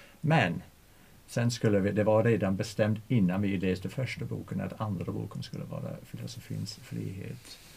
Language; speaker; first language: Swedish; non-native, fluent; English